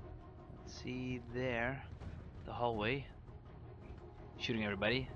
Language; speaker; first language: English; non-native, fluent; Dutch